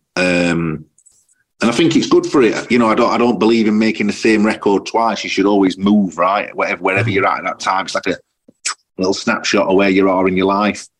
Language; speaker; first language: English; native; English